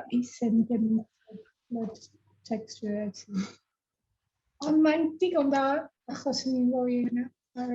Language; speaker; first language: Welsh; non-native, learner; English